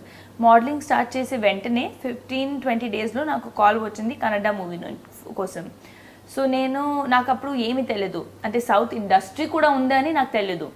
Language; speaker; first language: Telugu; non-native, fluent; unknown